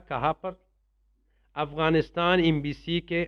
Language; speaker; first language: Hindi; non-native, learner; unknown